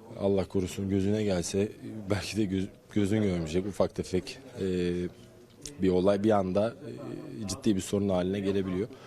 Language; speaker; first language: Turkish; native; Turkish